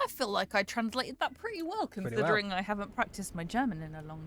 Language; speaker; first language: English; native; English